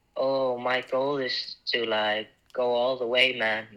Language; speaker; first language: English; non-native, fluent; Icelandic